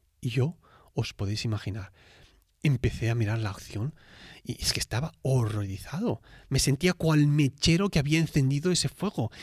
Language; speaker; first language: Spanish; native; Spanish